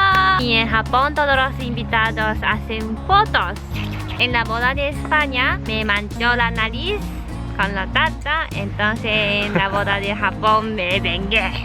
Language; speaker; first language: Spanish; non-native, learner; Japanese